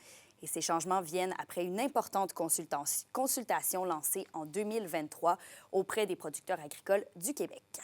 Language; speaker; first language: French; native; French